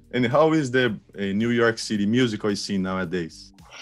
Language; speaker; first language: English; non-native, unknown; Portuguese